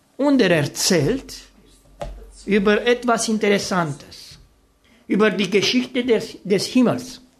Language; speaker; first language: German; non-native, fluent; Romanian